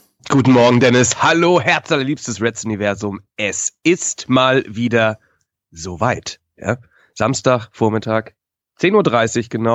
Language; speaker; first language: German; native; German